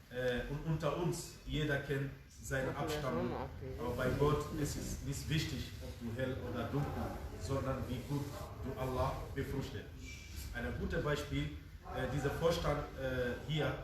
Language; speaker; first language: German; non-native, fluent; Fula